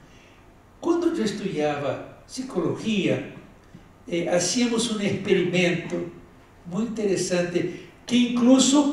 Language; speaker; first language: Spanish; non-native, fluent; Portuguese